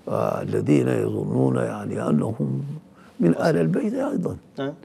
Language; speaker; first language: Arabic; native; Arabic